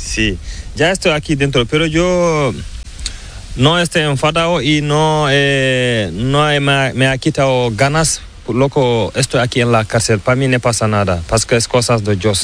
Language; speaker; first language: Spanish; non-native, learner; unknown